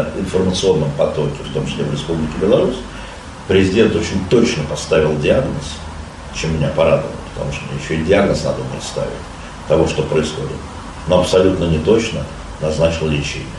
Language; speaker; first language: Russian; native; Russian